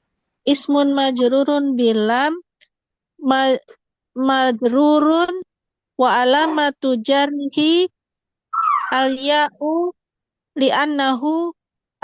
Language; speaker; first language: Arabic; non-native, learner; Indonesian